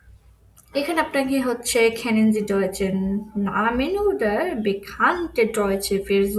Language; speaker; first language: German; non-native, fluent; Bangla